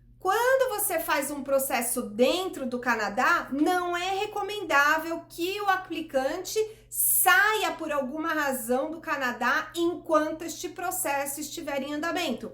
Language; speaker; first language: Portuguese; native; Portuguese